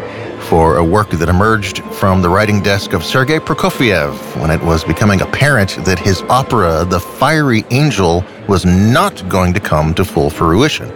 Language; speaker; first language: English; native; English